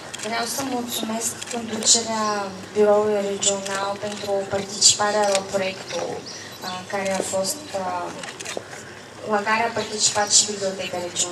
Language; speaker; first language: Romanian; non-native, fluent; Bulgarian